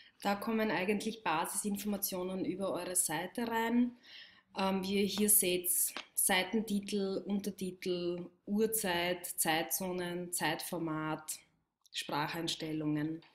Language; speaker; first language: German; native; German